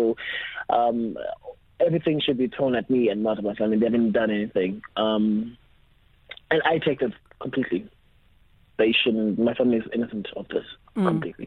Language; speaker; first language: English; non-native, local second language; Xhosa